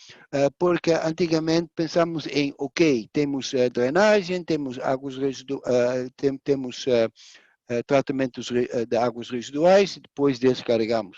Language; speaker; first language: Portuguese; non-native, fluent; Dutch